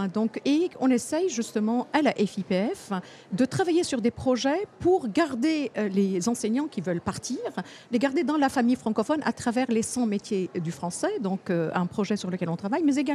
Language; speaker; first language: French; non-native, local second language; Arabic